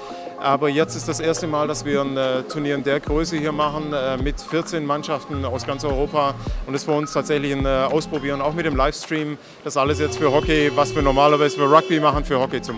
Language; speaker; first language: German; native; German